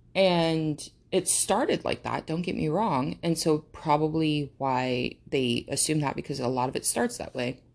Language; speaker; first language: English; early bilingual, other home language; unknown